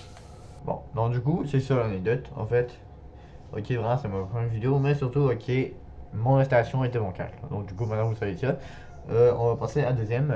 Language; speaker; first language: French; native; French